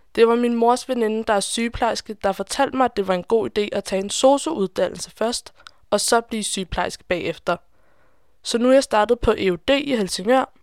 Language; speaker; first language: Danish; non-native, fluent; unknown